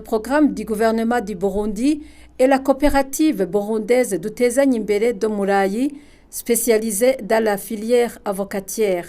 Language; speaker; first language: French; non-native, local second language; Rundi